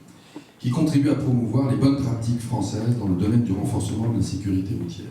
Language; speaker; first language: French; native; French